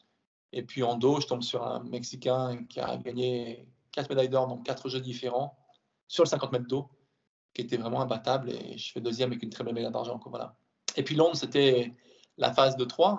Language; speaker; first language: French; native; French